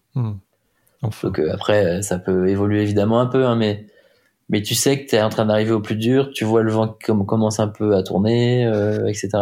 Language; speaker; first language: French; native; French